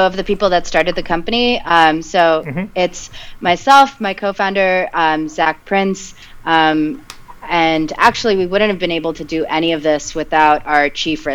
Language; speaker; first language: English; early bilingual, other home language; Spanish